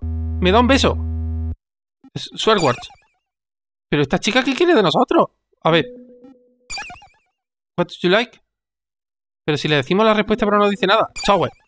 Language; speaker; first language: Spanish; native; Spanish